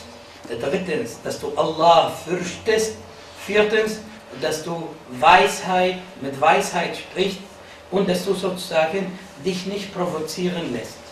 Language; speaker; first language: German; non-native, fluent; Arabic